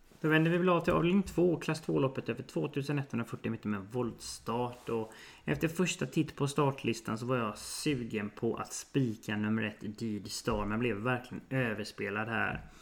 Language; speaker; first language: Swedish; native; Swedish